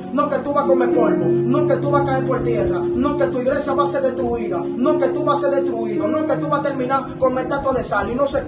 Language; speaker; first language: Spanish; native; Spanish